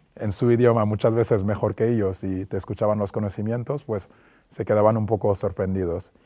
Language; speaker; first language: Spanish; non-native, fluent; French